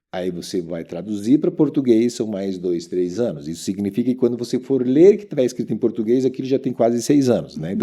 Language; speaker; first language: Portuguese; native; Portuguese